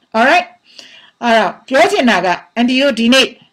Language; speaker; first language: English; non-native, learner; Burmese